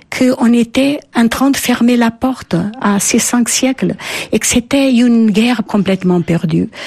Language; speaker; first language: French; non-native, fluent; Portuguese